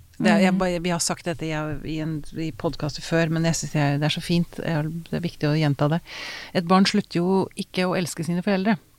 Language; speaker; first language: Norwegian; native; Norwegian